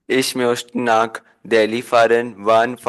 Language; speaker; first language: German; non-native, learner; Hindi